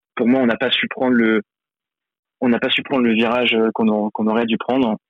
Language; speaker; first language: French; native; French